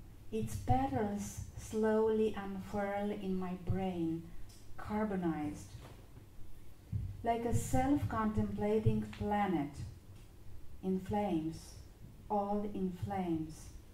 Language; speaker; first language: English; non-native, fluent; Romanian